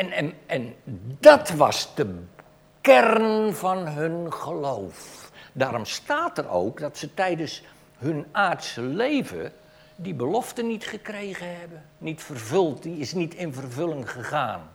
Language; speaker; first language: Dutch; native; Dutch